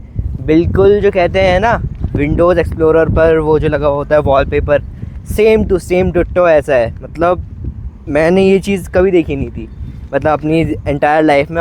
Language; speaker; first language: Hindi; native; Hindi